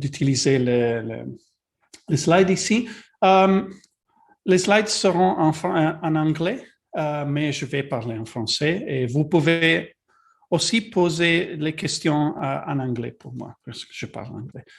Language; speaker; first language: French; non-native, learner; Italian